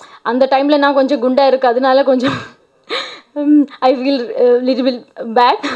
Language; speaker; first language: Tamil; non-native, learner; Malayalam